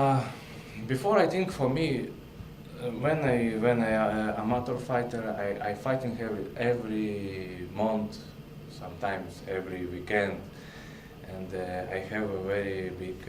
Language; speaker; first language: English; non-native, learner; Russian